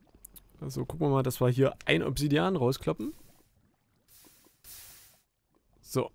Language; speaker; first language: German; native; German